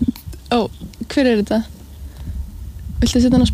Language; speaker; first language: Icelandic; native; Icelandic